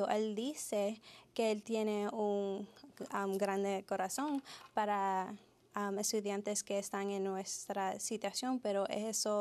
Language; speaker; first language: Spanish; early bilingual, heritage; Spanish